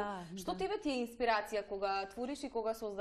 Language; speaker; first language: Macedonian; native; Macedonian